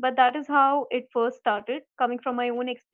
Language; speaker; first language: English; non-native, local second language; Hindi